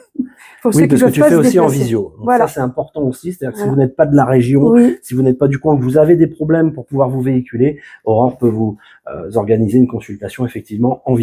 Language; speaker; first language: French; native; French